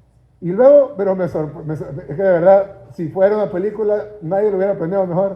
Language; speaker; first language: Spanish; native; Spanish